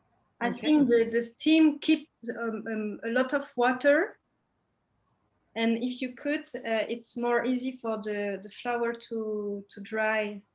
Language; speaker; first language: English; non-native, learner; French